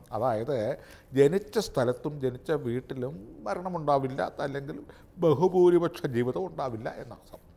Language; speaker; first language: Malayalam; native; Malayalam